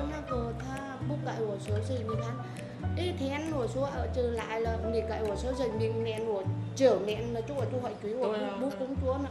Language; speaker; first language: Chinese; non-native, learner; Vietnamese